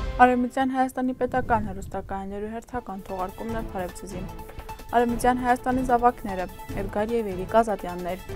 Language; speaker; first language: Armenian; early bilingual, heritage; Armenian